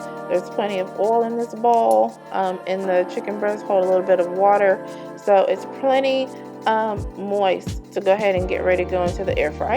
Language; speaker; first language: English; native; English